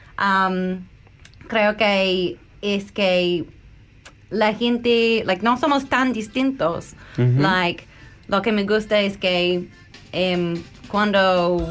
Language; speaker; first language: Spanish; non-native, learner; English